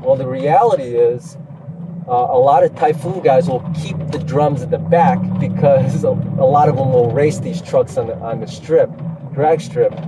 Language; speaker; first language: English; native; English